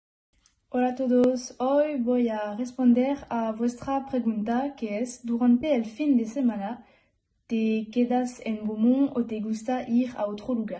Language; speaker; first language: Spanish; non-native, learner; French